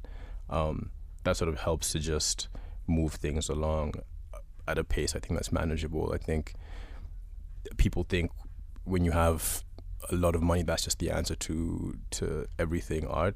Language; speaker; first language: English; non-native, local second language; Ganda